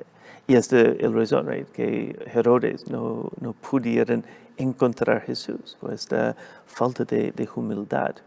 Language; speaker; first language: Spanish; non-native, fluent; English